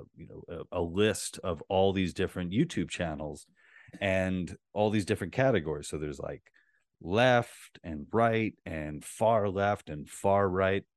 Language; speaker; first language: English; native; English